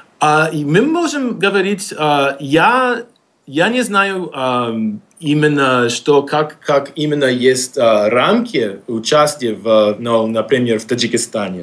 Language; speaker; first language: Russian; non-native, fluent; English